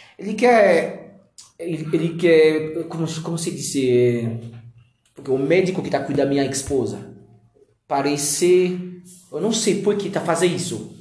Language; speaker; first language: Portuguese; non-native, learner; Haitian Creole